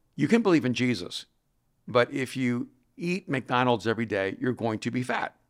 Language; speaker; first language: English; non-native, fluent; Spanish